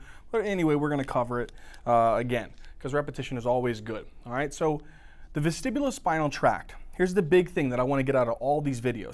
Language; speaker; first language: English; native; English